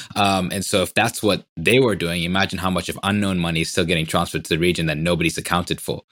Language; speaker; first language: English; non-native, local second language; Swahili